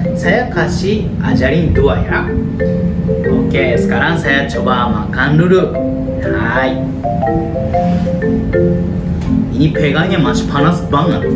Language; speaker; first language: Indonesian; non-native, learner; Japanese